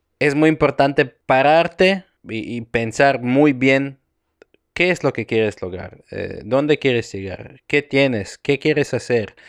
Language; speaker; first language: Spanish; non-native, fluent; Croatian